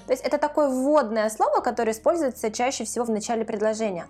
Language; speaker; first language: Russian; native; Russian